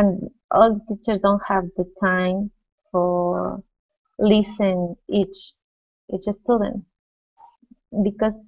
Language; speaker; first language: English; non-native, learner; Spanish